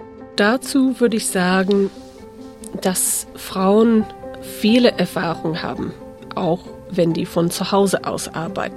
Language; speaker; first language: German; early bilingual, heritage; English